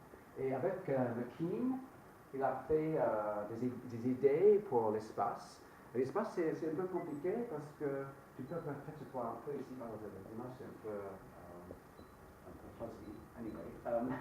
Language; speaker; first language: French; non-native, fluent; English